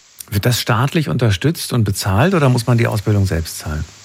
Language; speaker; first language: German; native; German